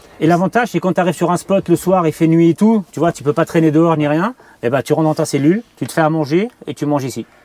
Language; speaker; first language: French; non-native, fluent; Portuguese